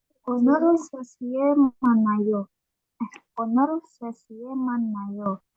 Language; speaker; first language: Korean; non-native, learner; Indonesian